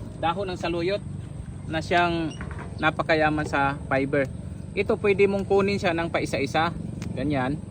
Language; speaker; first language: Filipino; non-native, local second language; Masbatenyo